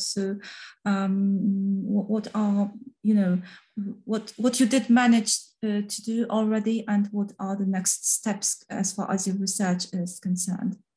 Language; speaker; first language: English; non-native, fluent; Polish